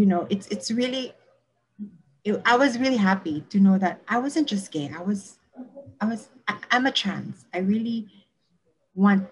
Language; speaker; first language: English; non-native, local second language; Cebuano